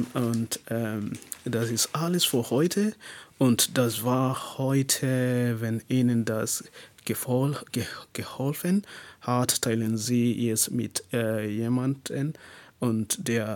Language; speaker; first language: German; non-native, learner; English